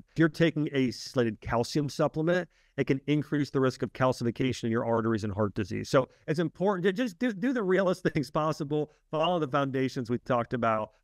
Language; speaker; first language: English; native; English